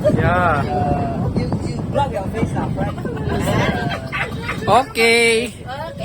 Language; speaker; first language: English; non-native, learner; Filipino